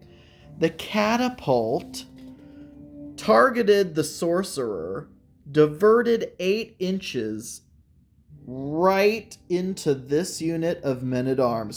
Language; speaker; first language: English; native; English